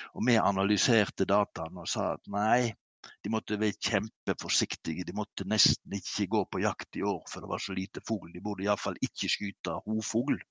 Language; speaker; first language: Norwegian; native; Norwegian